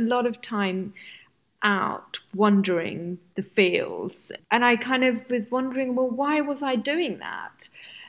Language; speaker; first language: English; non-native, local second language; Bangla